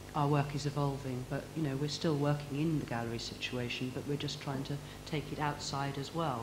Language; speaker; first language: English; native; English